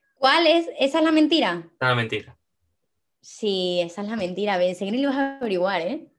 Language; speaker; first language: Spanish; native; Spanish